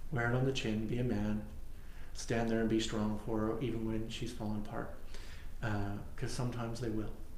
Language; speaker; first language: English; native; English